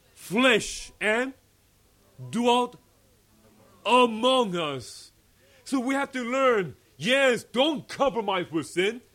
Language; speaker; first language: English; early bilingual, other home language; Korean